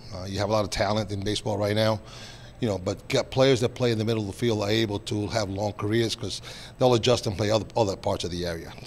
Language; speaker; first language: English; native; English